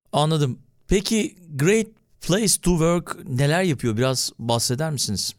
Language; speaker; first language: Turkish; early bilingual, heritage; Turkish